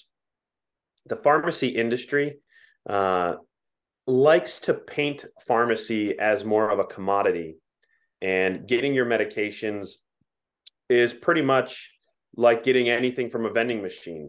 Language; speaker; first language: English; native; English